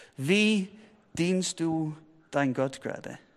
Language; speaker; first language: German; non-native, fluent; English